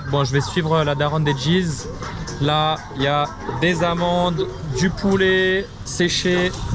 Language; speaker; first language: French; early bilingual, other home language; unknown